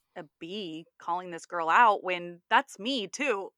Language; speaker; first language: English; native; English